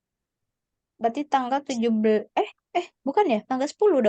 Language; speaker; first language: Indonesian; native; Indonesian